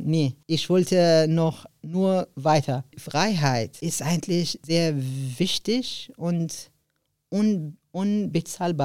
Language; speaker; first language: German; non-native, learner; Arabic